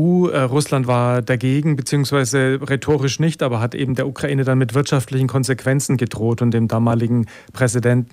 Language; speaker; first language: German; native; German